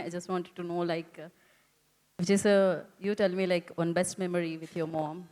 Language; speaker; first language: Telugu; native; Telugu